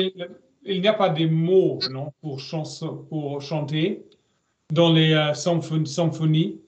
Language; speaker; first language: French; non-native, learner; German